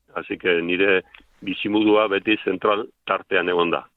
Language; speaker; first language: Basque; native; Basque